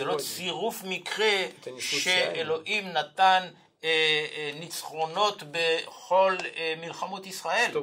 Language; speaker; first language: Hebrew; non-native, fluent; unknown